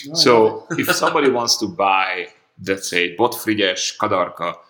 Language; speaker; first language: English; non-native, fluent; Hungarian